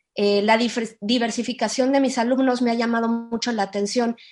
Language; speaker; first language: Spanish; native; Spanish